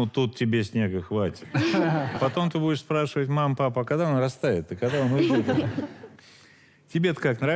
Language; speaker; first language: Russian; native; Russian